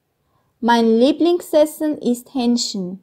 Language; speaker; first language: German; non-native, fluent; Armenian